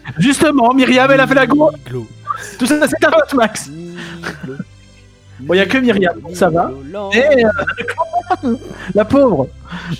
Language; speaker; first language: French; native; French